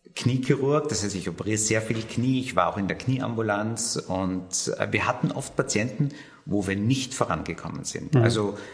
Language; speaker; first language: German; native; German